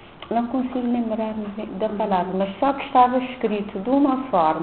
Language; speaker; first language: Portuguese; non-native, local second language; Kabuverdianu